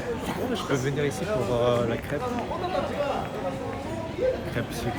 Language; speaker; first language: French; non-native, learner; Japanese